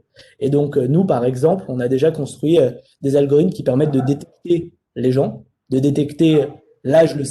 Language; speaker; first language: French; native; French